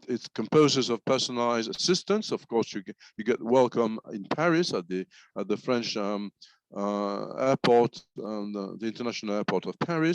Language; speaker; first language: English; non-native, fluent; French